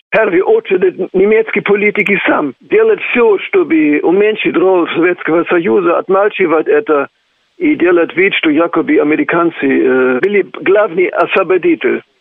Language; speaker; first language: Russian; non-native, fluent; German